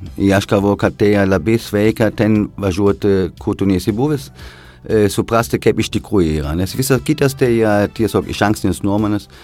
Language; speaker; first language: Lithuanian; non-native, fluent; German